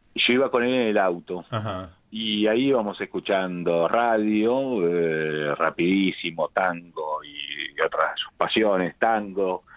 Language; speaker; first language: Spanish; native; Spanish